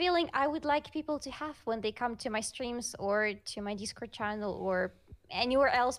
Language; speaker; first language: English; non-native, fluent; Russian